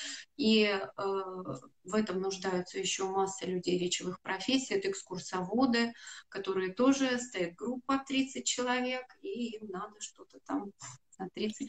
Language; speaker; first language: Russian; native; Russian